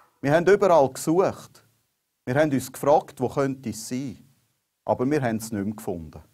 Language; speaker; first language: German; native; German